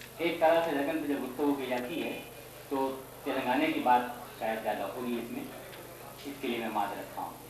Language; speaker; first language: Urdu; native; Urdu